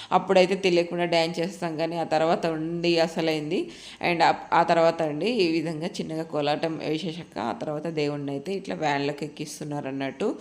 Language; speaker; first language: Telugu; native; Telugu